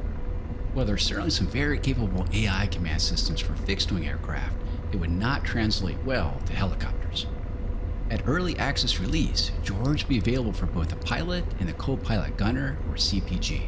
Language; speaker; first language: English; native; English